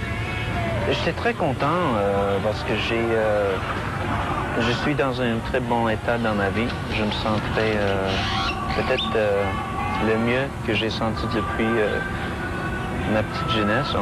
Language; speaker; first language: French; non-native, fluent; English